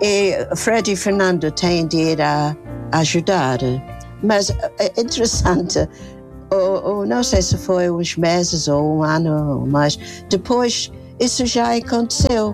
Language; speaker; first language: Portuguese; non-native, fluent; English